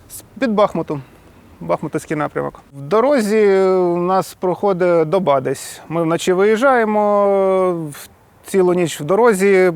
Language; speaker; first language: Ukrainian; non-native, local second language; Russian